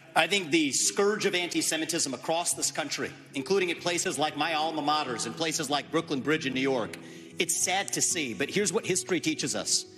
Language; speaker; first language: English; native; English